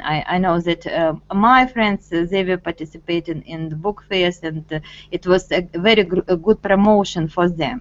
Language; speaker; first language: English; non-native, fluent; Russian